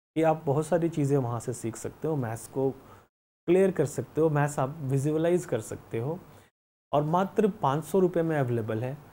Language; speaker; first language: Hindi; native; Hindi